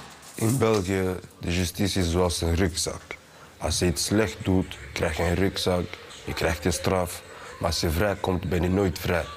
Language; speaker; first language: Dutch; early bilingual, other home language; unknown